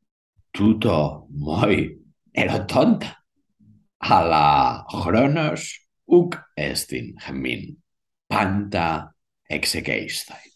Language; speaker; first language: Greek; non-native, learner; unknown